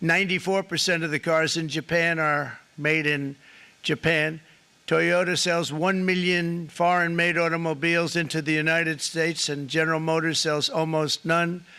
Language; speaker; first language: English; native; English